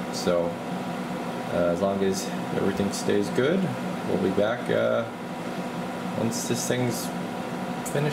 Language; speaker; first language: English; native; English